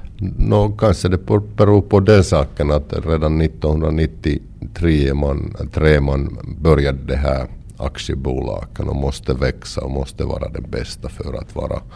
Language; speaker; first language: Swedish; non-native, local second language; Finnish